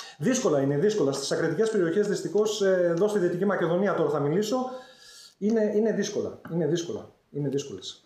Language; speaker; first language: Greek; native; Greek